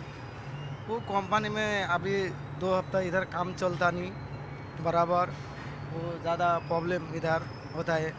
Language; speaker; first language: Hindi; non-native, local second language; Bangla